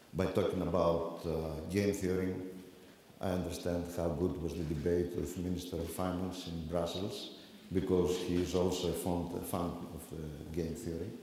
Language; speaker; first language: English; non-native, fluent; Greek